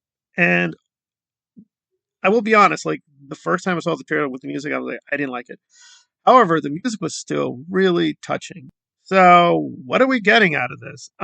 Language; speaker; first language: English; native; English